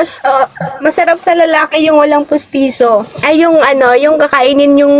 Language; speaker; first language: Filipino; non-native, local second language; Cebuano